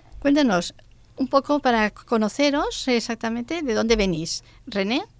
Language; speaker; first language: Spanish; native; Spanish